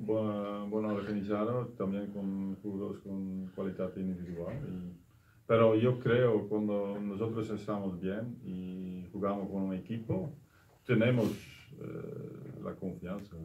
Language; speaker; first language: Spanish; non-native, learner; Dutch